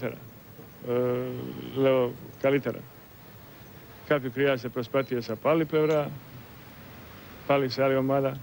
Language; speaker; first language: Greek; non-native, fluent; Serbian